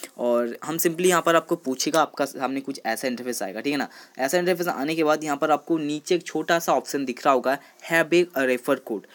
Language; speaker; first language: Hindi; non-native, local second language; Bangla